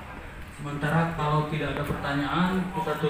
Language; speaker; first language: Indonesian; native; Indonesian